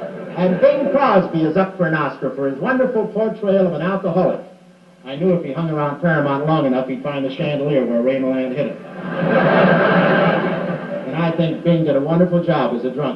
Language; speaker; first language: English; native; English